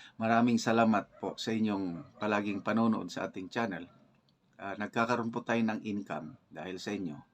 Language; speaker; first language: Filipino; native; Filipino